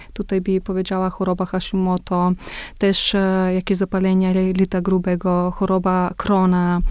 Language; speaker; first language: Polish; non-native, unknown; Macedonian